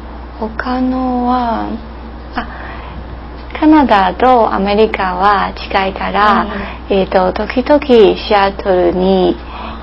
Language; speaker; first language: Japanese; non-native, learner; English